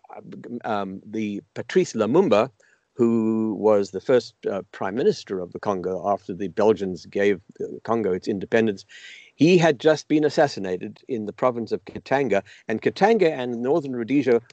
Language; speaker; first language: English; native; English